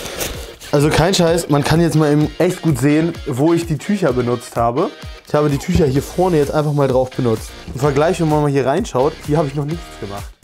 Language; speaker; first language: German; native; German